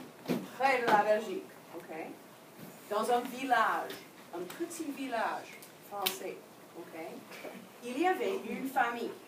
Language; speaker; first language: French; non-native, fluent; English